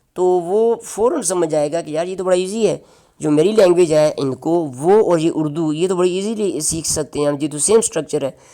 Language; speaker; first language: Urdu; non-native, local second language; Northern Hindko